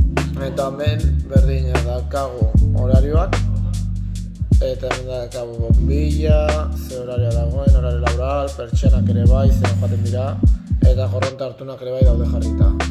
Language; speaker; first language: Basque; non-native, local second language; Spanish